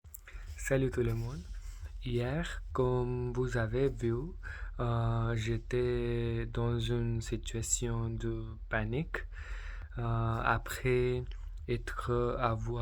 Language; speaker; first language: French; non-native, learner; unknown